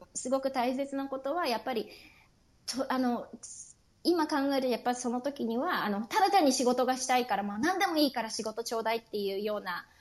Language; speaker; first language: Japanese; native; Japanese